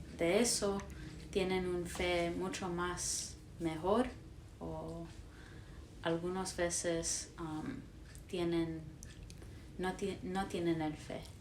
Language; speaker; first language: Spanish; early bilingual, heritage; English